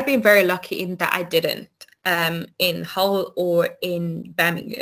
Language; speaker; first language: English; non-native, local second language; Yoruba